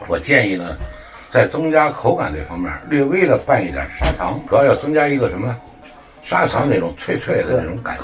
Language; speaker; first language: Chinese; native; Chinese